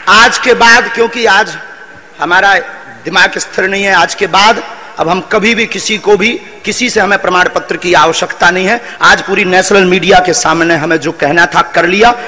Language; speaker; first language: Hindi; native; Hindi